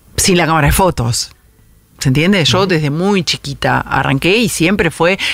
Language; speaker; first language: Spanish; native; Spanish